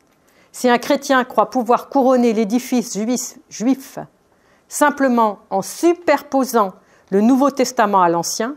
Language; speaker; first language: French; native; French